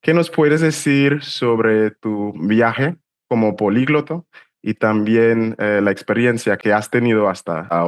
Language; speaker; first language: Spanish; non-native, fluent; English